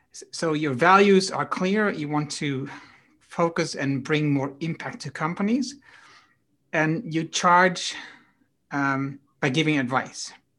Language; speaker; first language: English; non-native, fluent; Dutch